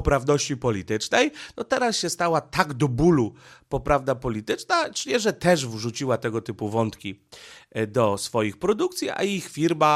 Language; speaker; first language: Polish; native; Polish